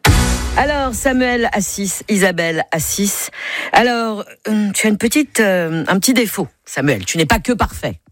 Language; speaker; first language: French; native; French